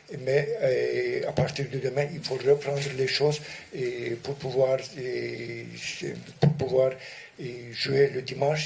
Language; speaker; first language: French; non-native, fluent; Turkish